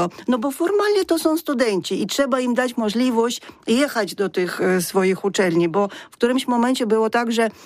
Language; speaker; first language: Polish; non-native, fluent; Ukrainian